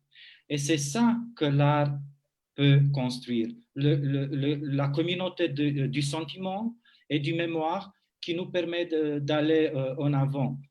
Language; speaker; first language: French; non-native, fluent; Romanian